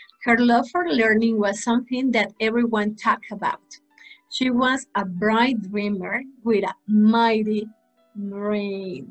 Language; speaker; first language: English; non-native, fluent; Spanish